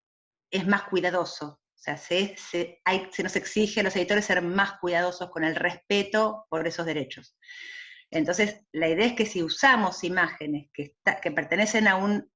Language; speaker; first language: Spanish; native; Spanish